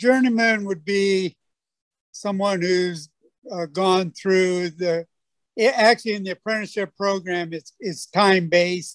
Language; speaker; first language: English; native; English